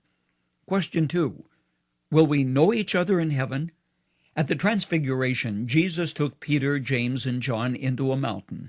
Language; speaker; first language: English; native; English